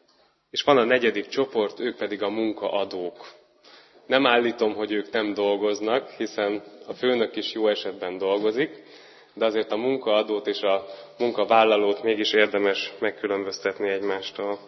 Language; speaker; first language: Hungarian; native; Hungarian